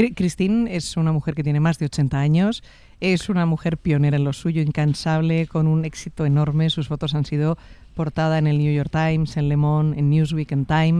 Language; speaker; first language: Spanish; native; Spanish